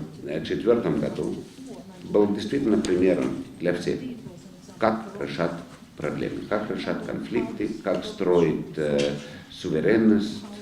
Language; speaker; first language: Russian; non-native, fluent; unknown